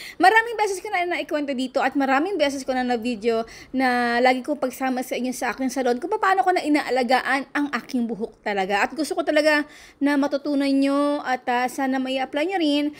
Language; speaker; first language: Filipino; native; Filipino